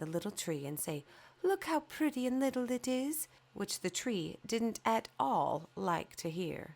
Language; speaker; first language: English; native; English